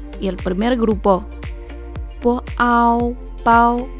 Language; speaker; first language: Spanish; non-native, fluent; Chinese